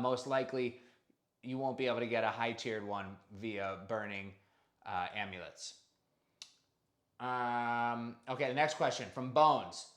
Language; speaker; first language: English; native; English